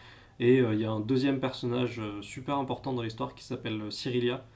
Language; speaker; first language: French; native; French